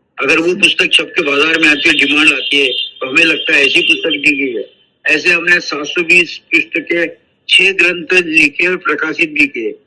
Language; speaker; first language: Hindi; non-native, local second language; Marathi